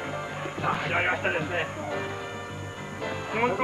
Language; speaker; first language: Japanese; native; Japanese